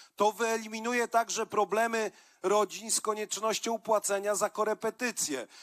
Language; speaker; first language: Polish; native; Polish